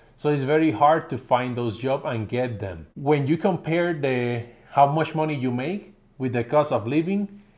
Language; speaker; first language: English; non-native, fluent; Spanish